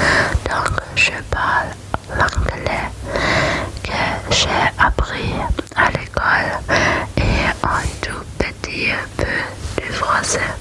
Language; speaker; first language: French; non-native, learner; German